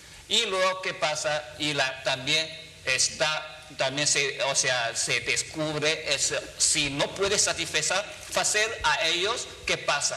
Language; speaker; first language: Spanish; non-native, fluent; Chinese